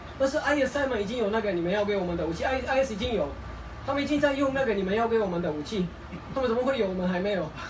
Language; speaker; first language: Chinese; non-native, fluent; Kurdish